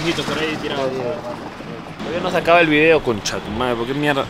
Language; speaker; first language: Spanish; native; Spanish